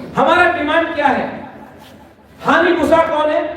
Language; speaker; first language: Hindi; non-native, local second language; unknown